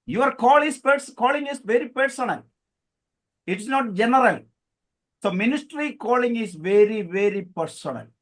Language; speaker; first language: English; non-native, local second language; Malayalam